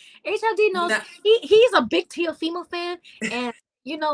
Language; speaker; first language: English; native; English